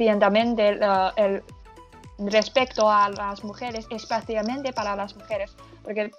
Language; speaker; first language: Spanish; non-native, learner; Chinese